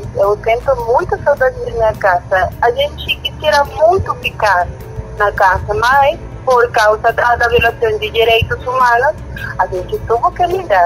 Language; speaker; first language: Portuguese; non-native, learner; Spanish